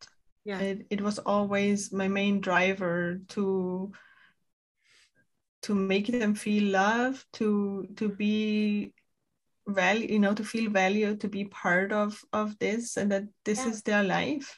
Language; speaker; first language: English; non-native, fluent; German